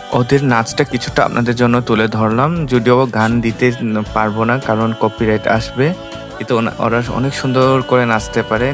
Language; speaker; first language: Bangla; non-native, local second language; Garo